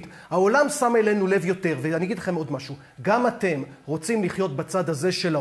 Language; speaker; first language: Hebrew; native; Hebrew